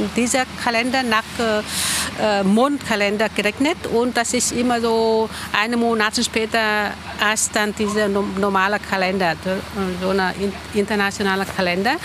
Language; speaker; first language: German; non-native, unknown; Vietnamese